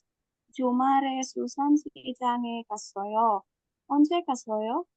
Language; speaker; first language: Korean; non-native, learner; Indonesian